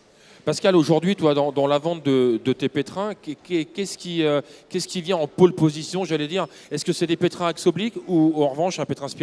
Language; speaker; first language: French; native; French